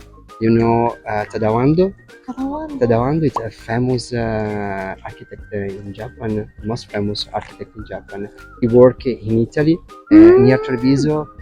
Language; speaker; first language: English; non-native, learner; Italian